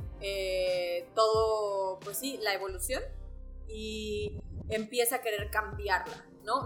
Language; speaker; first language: Spanish; native; Spanish